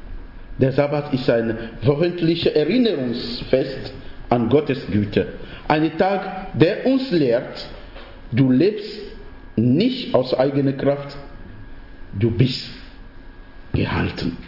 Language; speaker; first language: German; non-native, fluent; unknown